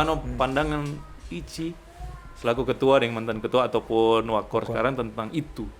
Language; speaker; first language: Indonesian; non-native, local second language; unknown